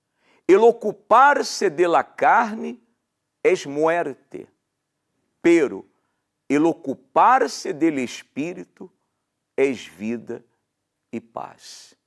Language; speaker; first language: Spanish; non-native, learner; Portuguese